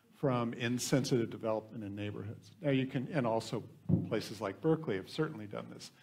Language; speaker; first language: English; native; English